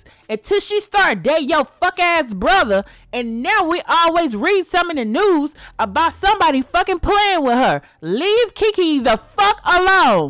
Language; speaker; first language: English; native; English